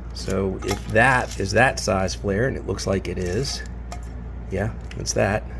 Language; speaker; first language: English; native; English